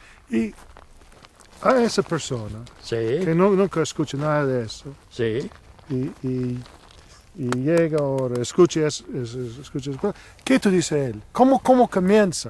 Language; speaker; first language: Spanish; non-native, learner; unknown